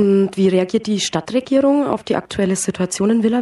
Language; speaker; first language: German; native; German